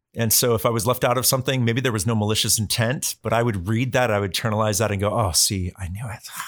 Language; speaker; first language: English; native; English